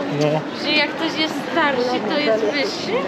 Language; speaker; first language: Polish; early bilingual, heritage; Polish